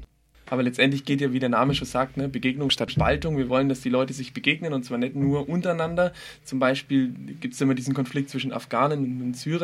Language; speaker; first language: German; native; German